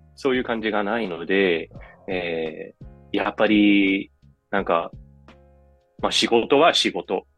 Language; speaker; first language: Japanese; non-native, fluent; Danish